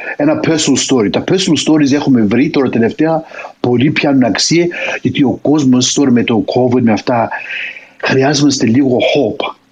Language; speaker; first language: Greek; early bilingual, heritage; Greek